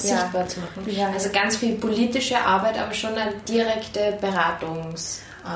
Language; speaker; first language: German; native; German